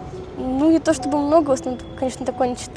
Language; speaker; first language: Russian; native; Russian